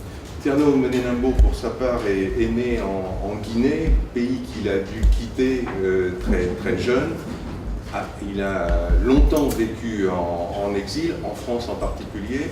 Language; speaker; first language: French; native; French